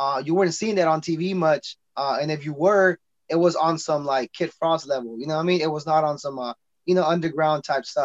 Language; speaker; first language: English; native; English